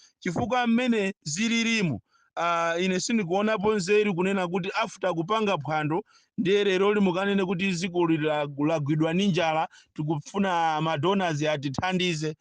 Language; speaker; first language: Nyanja; non-native, local second language; Yao